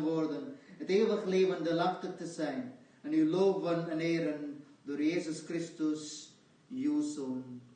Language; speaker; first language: Dutch; non-native, fluent; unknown